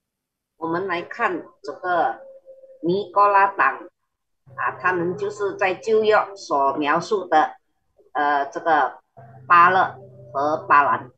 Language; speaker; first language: Chinese; early bilingual, heritage; Chinese